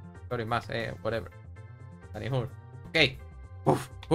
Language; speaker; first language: Spanish; native; Spanish